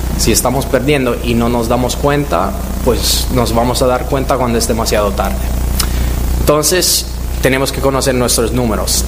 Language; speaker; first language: Spanish; non-native, fluent; Italian